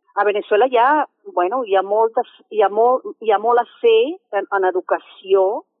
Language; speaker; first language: Catalan; non-native, fluent; Spanish